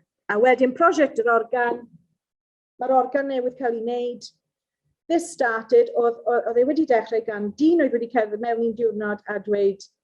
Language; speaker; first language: Welsh; non-native, local second language; English